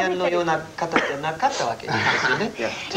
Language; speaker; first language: Japanese; non-native, fluent; English